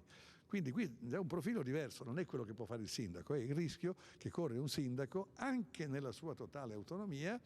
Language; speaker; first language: Italian; native; Italian